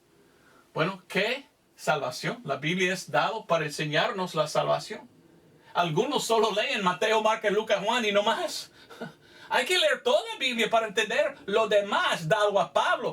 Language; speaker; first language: Spanish; non-native, fluent; English